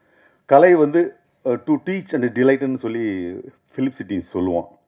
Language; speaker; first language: Tamil; native; Tamil